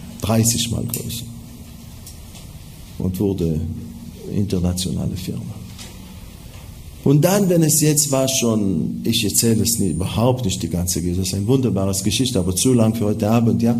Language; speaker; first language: German; non-native, fluent; Hebrew